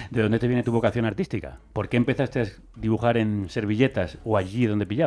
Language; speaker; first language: Spanish; native; Spanish